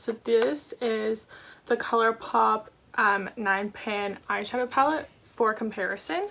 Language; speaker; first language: English; native; English